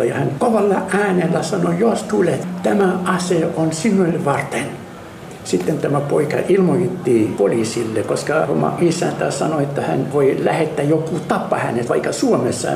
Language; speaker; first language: Finnish; non-native, fluent; Arabic